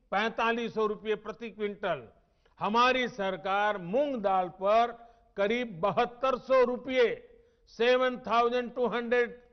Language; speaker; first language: Hindi; non-native, local second language; Gujarati